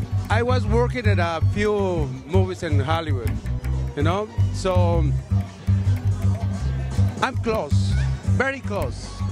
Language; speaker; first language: English; non-native, learner; Spanish